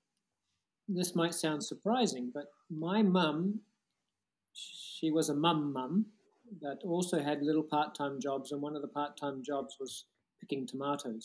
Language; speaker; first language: English; native; English